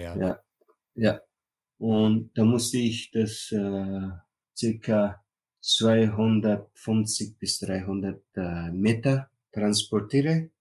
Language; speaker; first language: German; non-native, learner; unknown